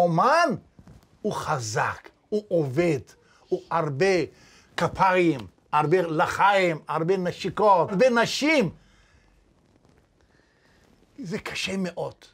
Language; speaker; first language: Hebrew; non-native, learner; Tajik